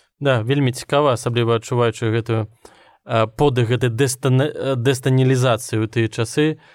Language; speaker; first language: Belarusian; non-native, local second language; Russian